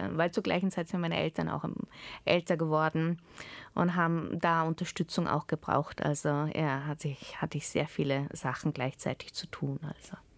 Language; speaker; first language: German; early bilingual, heritage; German